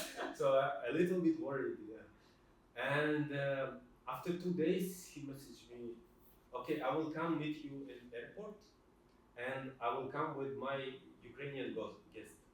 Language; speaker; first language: English; non-native, fluent; Russian